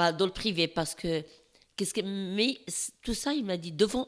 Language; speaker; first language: French; non-native, learner; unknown